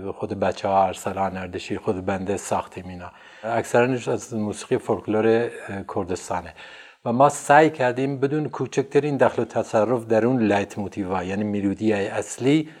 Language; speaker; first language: Persian; non-native, local second language; Central Kurdish